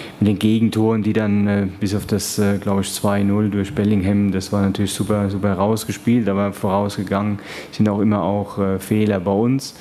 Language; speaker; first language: German; native; German